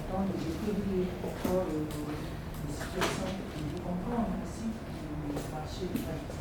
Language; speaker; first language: French; non-native, learner; Japanese